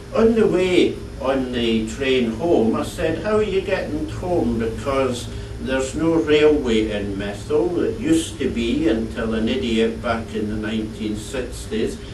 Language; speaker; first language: English; native; English